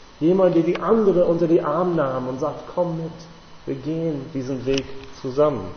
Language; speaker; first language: German; non-native, fluent; English